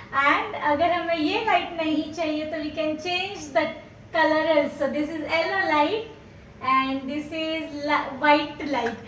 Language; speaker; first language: Hindi; non-native, local second language; Marathi